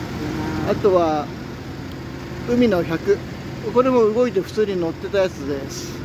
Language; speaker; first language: Japanese; native; Japanese